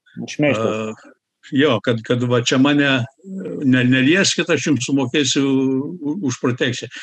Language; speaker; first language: Lithuanian; early bilingual, heritage; Lithuanian